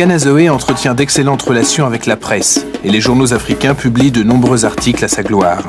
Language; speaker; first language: French; native; French